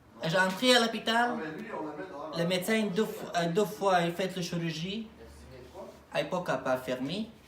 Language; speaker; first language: French; non-native, learner; Arabic